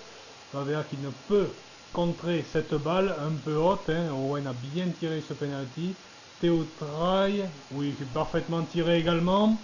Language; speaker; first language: French; native; French